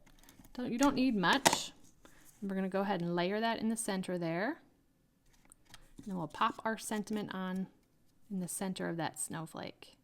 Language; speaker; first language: English; native; English